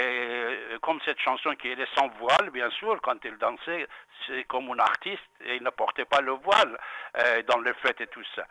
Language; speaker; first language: French; non-native, fluent; Persian